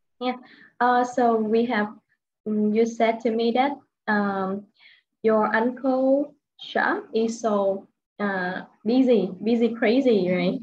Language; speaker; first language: English; non-native, fluent; Vietnamese